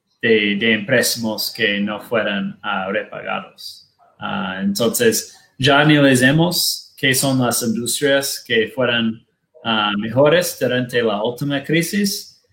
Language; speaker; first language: Spanish; non-native, learner; Portuguese